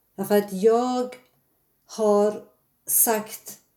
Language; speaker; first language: Swedish; non-native, fluent; Persian